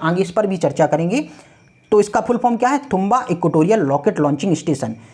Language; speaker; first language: Hindi; native; Hindi